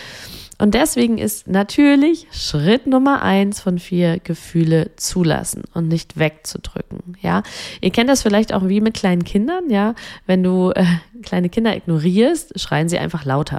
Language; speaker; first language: German; native; German